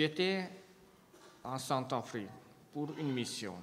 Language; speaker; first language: French; non-native, fluent; Hungarian